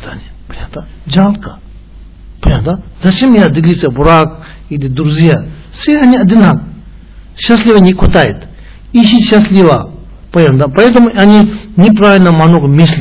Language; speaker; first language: Russian; non-native, learner; Tibetan